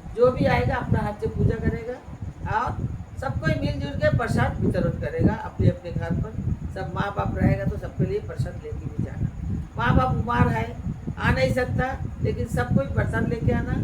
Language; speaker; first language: Hindi; non-native, local second language; Bangla